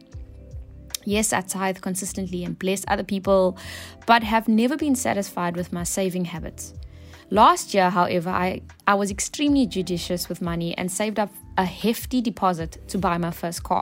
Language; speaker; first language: English; native; English